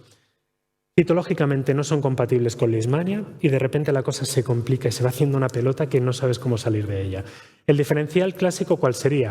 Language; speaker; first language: Spanish; native; Spanish